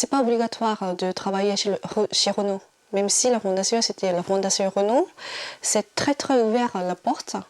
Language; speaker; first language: French; non-native, fluent; Japanese